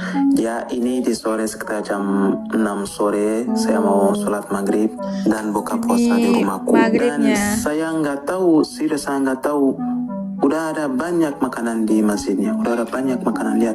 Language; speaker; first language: Indonesian; non-native, learner; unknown